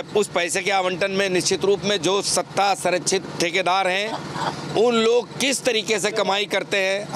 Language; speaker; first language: Hindi; native; Hindi